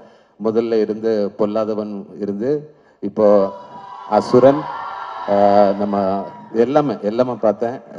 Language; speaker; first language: Tamil; non-native, learner; Malayalam